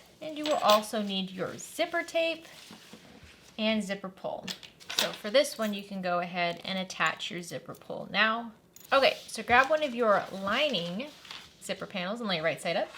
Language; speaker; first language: English; native; English